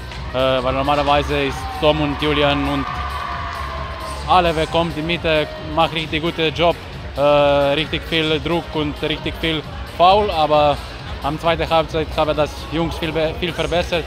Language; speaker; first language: German; non-native, learner; Croatian